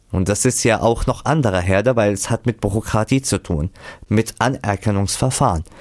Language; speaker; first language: German; non-native, fluent; Arabic